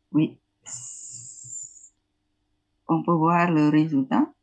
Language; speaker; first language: French; non-native, fluent; Indonesian